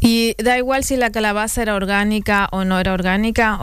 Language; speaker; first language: Spanish; native; Spanish